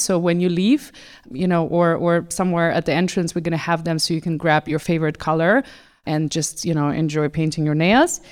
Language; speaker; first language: English; non-native, fluent; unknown